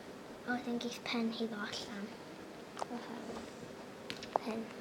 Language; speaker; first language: Welsh; native; Welsh